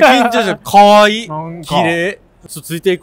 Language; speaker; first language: Japanese; native; Japanese